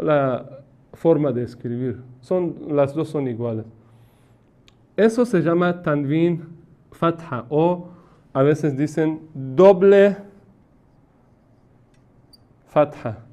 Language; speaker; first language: Spanish; non-native, fluent; Persian